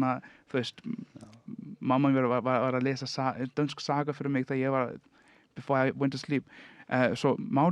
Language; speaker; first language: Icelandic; non-native, learner; Danish